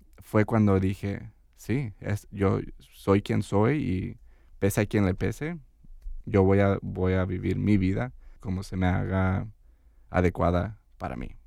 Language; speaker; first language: Spanish; early bilingual, heritage; Spanish